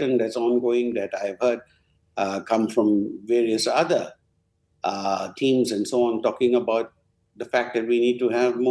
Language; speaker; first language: English; non-native, local second language; Tamil